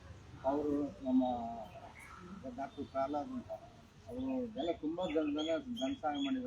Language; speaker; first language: Kannada; native; Kannada